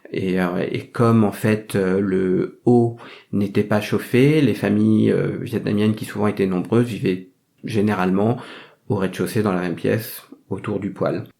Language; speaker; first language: French; early bilingual, other home language; Vietnamese